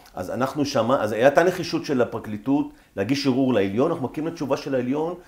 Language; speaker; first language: Hebrew; native; Hebrew